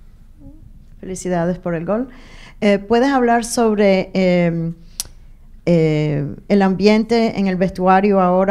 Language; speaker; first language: Spanish; non-native, local second language; English